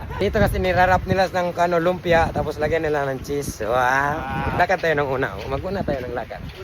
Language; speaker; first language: Filipino; non-native, local second language; Chavacano